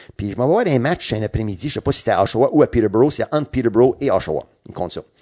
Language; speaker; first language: French; non-native, local second language; English